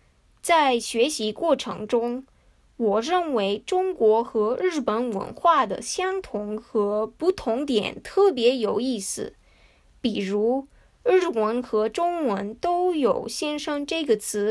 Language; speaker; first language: Chinese; non-native, fluent; Japanese